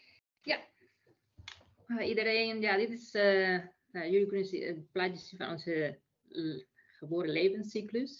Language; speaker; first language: Dutch; non-native, fluent; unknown